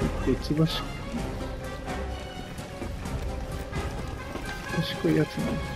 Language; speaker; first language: Japanese; native; Japanese